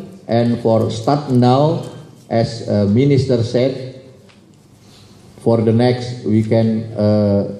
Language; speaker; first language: English; non-native, learner; Indonesian